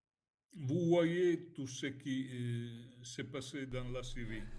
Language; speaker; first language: French; non-native, fluent; Italian